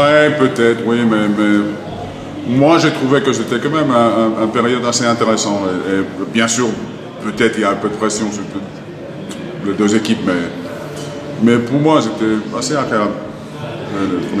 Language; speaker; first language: French; non-native, fluent; Finnish